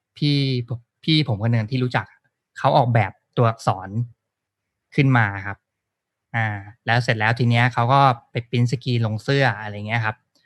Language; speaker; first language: Thai; native; Thai